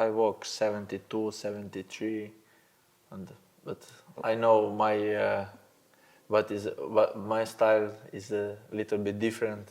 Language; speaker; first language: English; non-native, learner; Slovenian